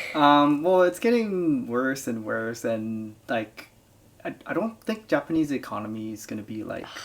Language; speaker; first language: English; non-native, fluent; Japanese